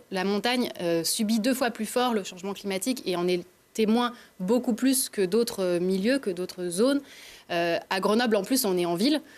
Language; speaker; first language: French; native; French